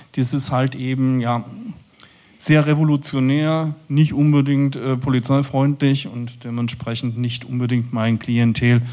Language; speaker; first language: German; native; German